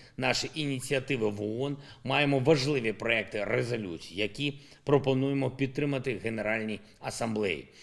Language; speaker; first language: Ukrainian; non-native, local second language; Russian